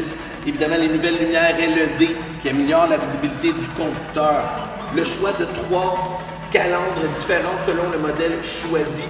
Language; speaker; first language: French; native; French